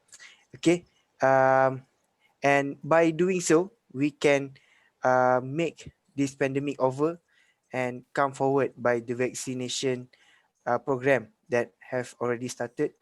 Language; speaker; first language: English; non-native, local second language; Malay